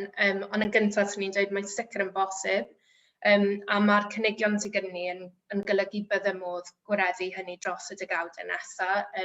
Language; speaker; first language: Welsh; native; Welsh